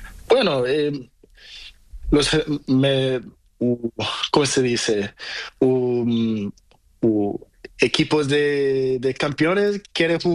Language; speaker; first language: Spanish; non-native, learner; Portuguese